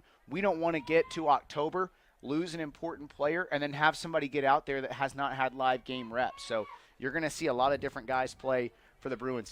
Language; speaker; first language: English; native; English